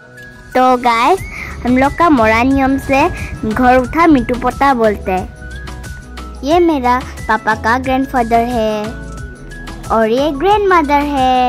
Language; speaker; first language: Hindi; non-native, local second language; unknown